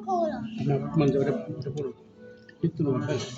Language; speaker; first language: Italian; non-native, learner; Bangla